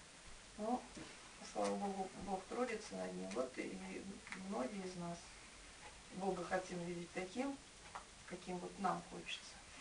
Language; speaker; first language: Russian; native; Russian